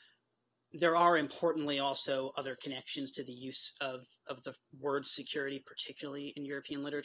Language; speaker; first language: English; native; English